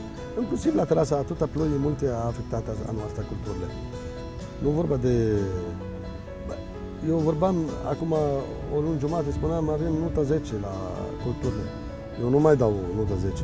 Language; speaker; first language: Romanian; non-native, learner; Arabic